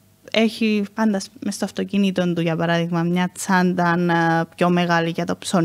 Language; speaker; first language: Greek; native; Greek